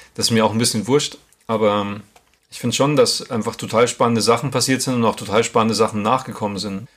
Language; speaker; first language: German; native; German